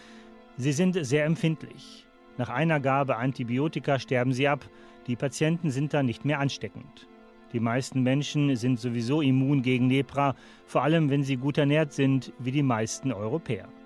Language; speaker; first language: German; native; German